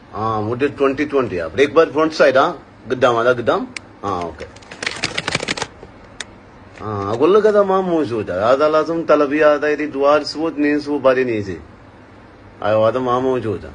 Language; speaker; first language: Arabic; non-native, learner; Malayalam